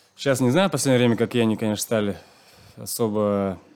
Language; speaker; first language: Russian; non-native, local second language; Chuvash